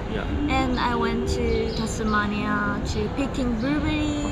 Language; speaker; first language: English; non-native, learner; Japanese